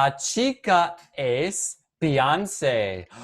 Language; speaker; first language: Spanish; non-native, fluent; English